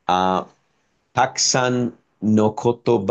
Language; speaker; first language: Japanese; non-native, learner; Spanish